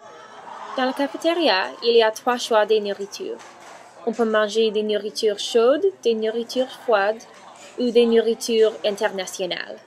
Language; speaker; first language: French; non-native, learner; English